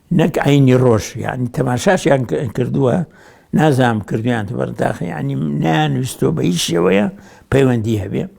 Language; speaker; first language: Central Kurdish; native; Central Kurdish